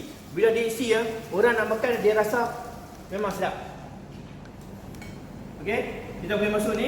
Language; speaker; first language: Malay; native; Malay